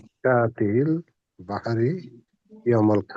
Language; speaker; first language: Arabic; non-native, learner; Bangla